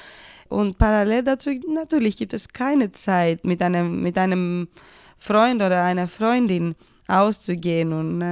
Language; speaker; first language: German; non-native, fluent; Greek